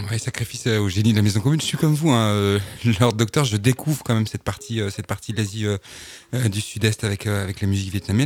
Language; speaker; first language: French; native; French